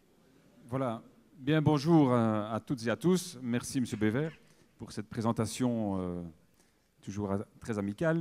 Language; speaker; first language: French; native; French